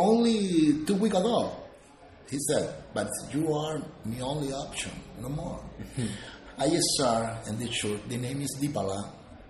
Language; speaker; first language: English; non-native, learner; Spanish